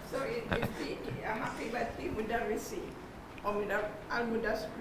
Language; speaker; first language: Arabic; non-native, learner; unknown